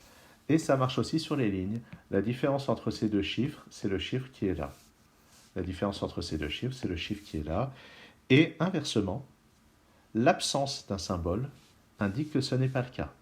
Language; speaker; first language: French; native; French